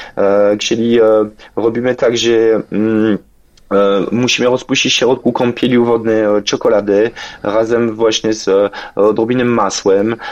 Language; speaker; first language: Polish; non-native, fluent; French